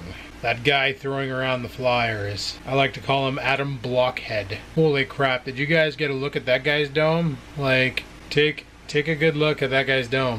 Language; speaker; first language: English; native; English